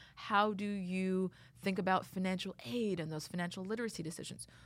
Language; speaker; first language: English; native; English